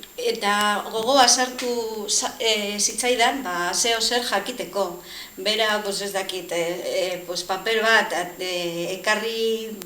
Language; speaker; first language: Basque; non-native, local second language; Spanish